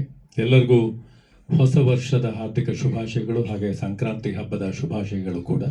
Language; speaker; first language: Kannada; native; Kannada